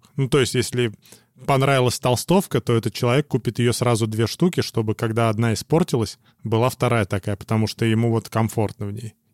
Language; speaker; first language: Russian; native; Russian